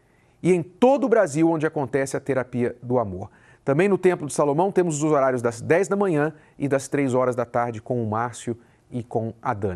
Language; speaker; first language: Portuguese; native; Portuguese